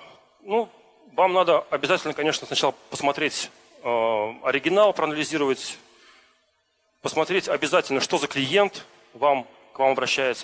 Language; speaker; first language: Russian; native; Russian